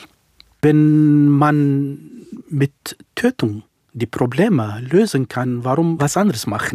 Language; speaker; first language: German; non-native, fluent; Central Kurdish